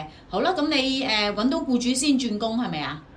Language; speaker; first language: Cantonese; native; Cantonese